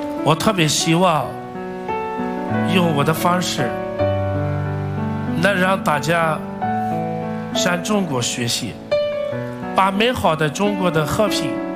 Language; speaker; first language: Chinese; non-native, fluent; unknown